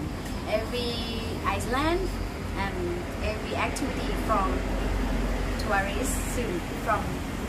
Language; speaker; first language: English; non-native, learner; Thai